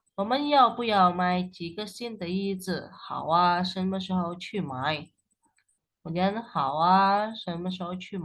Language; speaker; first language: Chinese; non-native, fluent; Indonesian